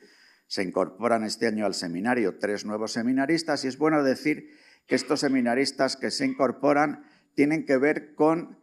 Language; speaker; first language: Spanish; native; Spanish